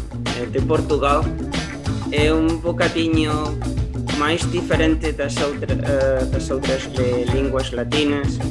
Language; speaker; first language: Portuguese; non-native, learner; Spanish